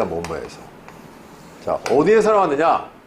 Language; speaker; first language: Korean; native; Korean